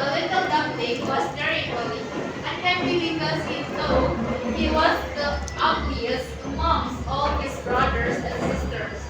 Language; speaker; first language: English; non-native, learner; Indonesian